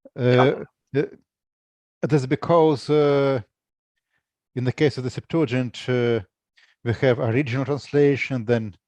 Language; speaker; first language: English; non-native, fluent; Russian